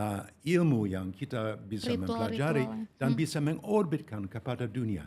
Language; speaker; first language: Indonesian; non-native, fluent; English